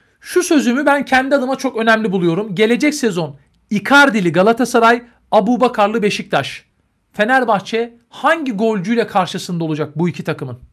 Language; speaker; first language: Turkish; native; Turkish